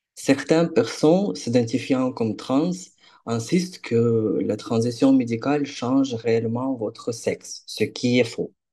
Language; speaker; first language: French; non-native, fluent; Ukrainian